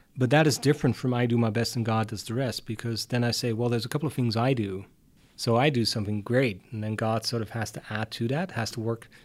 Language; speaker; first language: English; non-native, fluent; Dutch